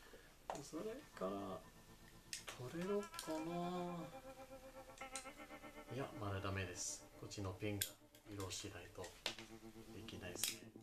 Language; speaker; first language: Japanese; non-native, learner; English